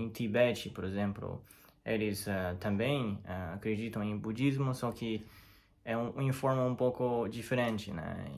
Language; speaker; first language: Portuguese; non-native, learner; Chinese